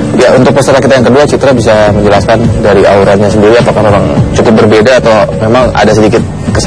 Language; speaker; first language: Indonesian; native; Indonesian